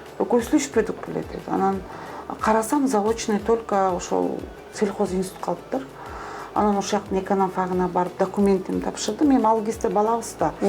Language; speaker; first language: Kyrgyz; non-native, local second language; Russian